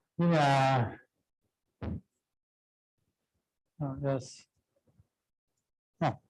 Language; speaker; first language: English; non-native, fluent; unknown